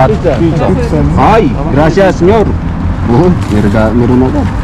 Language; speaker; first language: Spanish; non-native, learner; Filipino